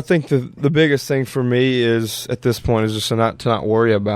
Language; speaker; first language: English; native; English